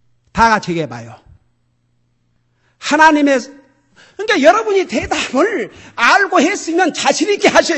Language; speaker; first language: Korean; native; Korean